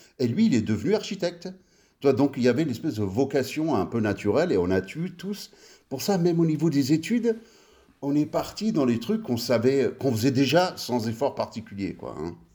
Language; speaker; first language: French; early bilingual, other home language; Italian